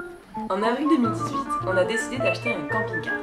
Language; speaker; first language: French; native; French